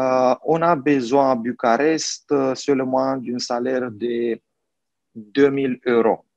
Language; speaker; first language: French; non-native, fluent; Romanian